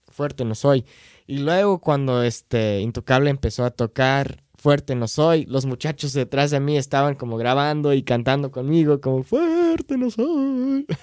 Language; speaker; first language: Spanish; non-native, fluent; English